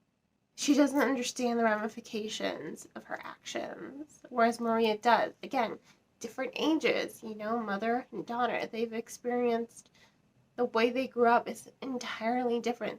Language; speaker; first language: English; native; English